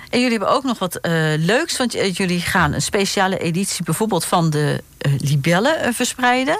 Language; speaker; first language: Dutch; native; Dutch